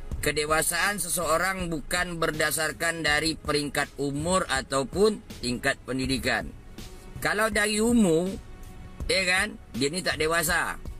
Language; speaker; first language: Malay; native; Malay